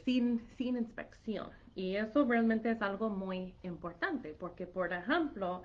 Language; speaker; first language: Spanish; non-native, fluent; English